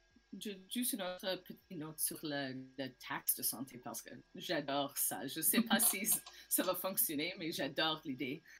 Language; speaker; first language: French; non-native, local second language; English